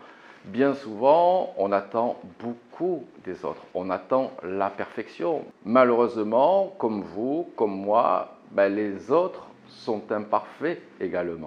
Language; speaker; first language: French; native; French